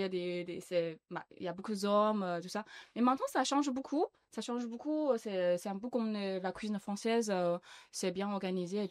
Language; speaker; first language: French; non-native, learner; Chinese